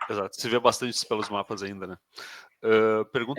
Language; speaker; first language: Portuguese; native; Portuguese